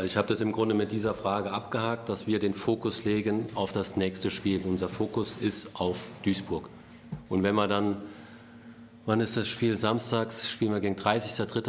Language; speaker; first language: German; native; German